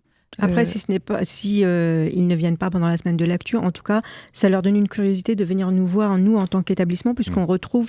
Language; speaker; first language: French; native; French